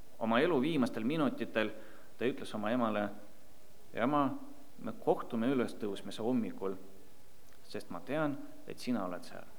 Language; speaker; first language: Estonian; non-native, local second language; Russian